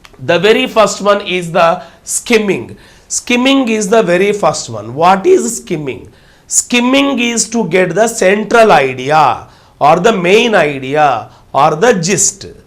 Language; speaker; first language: English; non-native, local second language; Telugu